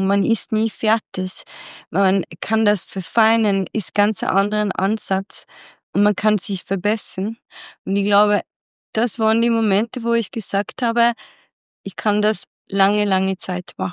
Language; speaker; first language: German; non-native, fluent; Swedish